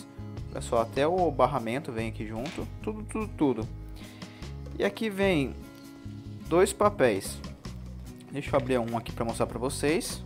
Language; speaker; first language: Portuguese; native; Portuguese